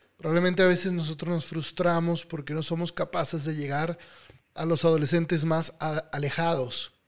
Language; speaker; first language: Spanish; native; Spanish